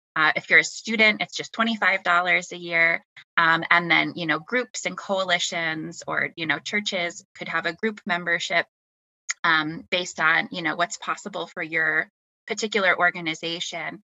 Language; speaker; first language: English; native; English